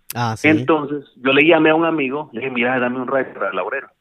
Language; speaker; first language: Spanish; native; Spanish